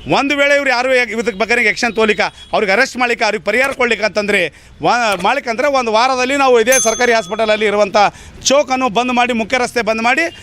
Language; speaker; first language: Kannada; native; Kannada